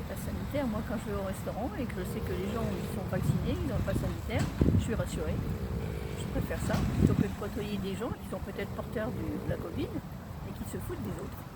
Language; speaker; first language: French; native; French